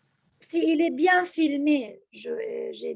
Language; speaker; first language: French; non-native, fluent; Arabic